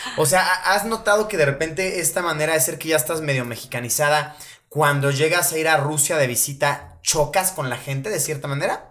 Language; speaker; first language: Spanish; native; Spanish